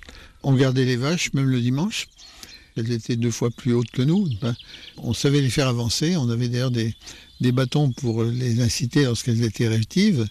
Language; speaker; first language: French; native; French